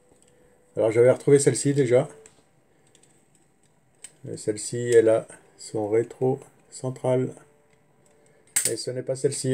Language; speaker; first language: French; native; French